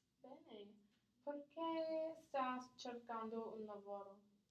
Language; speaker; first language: Italian; non-native, learner; English